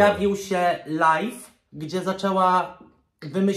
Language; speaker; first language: Polish; native; Polish